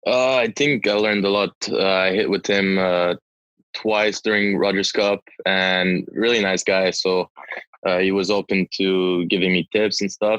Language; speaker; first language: English; non-native, local second language; French